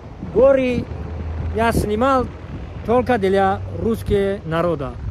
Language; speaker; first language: Russian; non-native, learner; Tajik